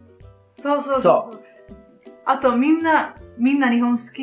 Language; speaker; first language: Japanese; non-native, fluent; Dutch